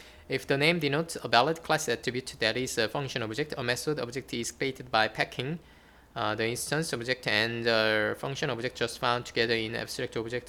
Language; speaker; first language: English; non-native, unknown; Korean